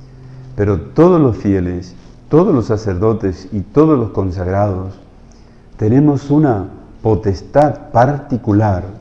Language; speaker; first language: Spanish; native; Spanish